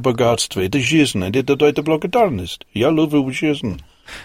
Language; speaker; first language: Russian; non-native, learner; English